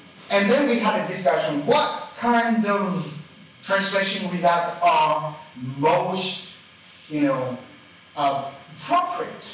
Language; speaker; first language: English; non-native, fluent; Chinese